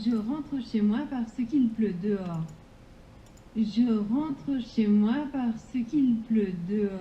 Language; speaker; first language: French; non-native, learner; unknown